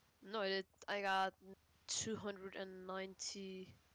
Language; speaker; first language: English; non-native, fluent; Danish